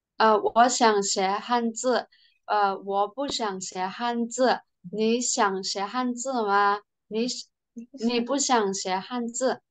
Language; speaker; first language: Chinese; non-native, learner; Burmese